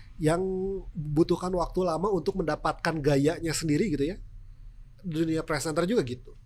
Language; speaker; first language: Indonesian; non-native, local second language; Sundanese